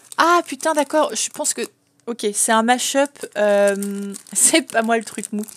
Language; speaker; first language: French; native; French